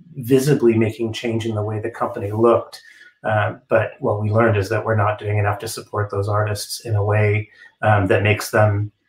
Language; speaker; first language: English; native; English